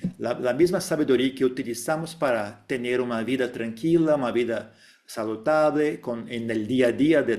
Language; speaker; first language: Spanish; non-native, fluent; Portuguese